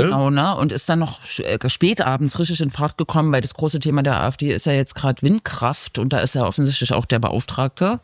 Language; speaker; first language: German; native; German